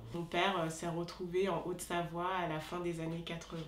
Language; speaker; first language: French; early bilingual, other home language; Wolof